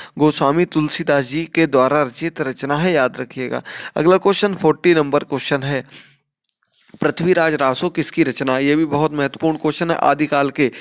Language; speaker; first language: Hindi; native; Hindi